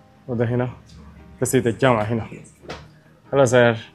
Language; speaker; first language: Arabic; native; Arabic